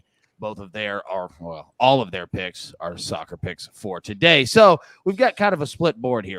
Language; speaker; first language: English; native; English